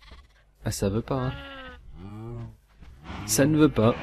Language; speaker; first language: French; native; French